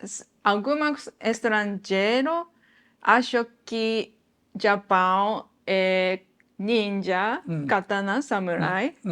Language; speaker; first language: Portuguese; non-native, learner; Japanese